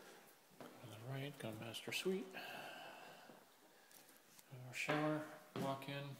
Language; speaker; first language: English; native; English